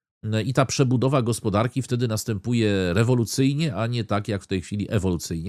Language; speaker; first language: Polish; native; Polish